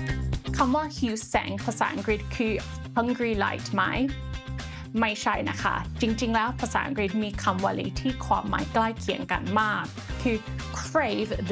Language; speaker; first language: Thai; non-native, fluent; English